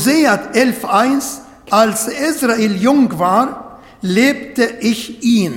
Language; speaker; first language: German; non-native, fluent; Arabic